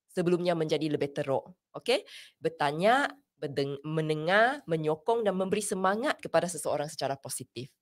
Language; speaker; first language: Malay; non-native, local second language; Chinese